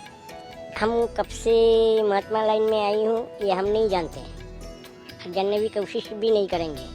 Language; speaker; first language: Hindi; non-native, local second language; Assamese